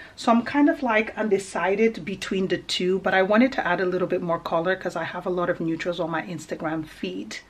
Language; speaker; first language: English; early bilingual, other home language; Portuguese